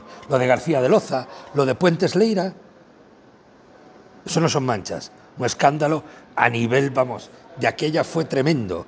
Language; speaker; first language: Spanish; native; Spanish